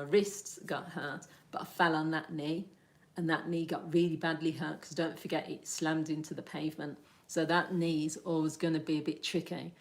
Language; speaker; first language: English; native; English